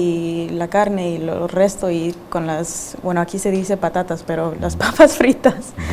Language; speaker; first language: Spanish; early bilingual, heritage; Spanish